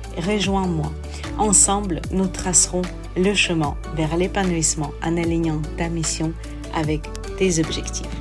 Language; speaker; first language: French; non-native, fluent; Russian